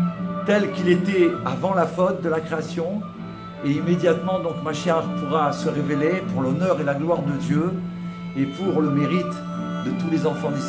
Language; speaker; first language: French; native; French